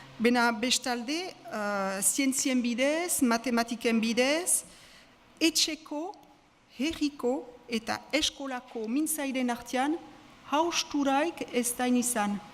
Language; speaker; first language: Basque; native; Basque